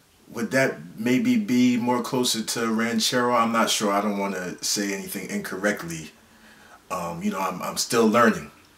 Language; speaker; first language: English; native; English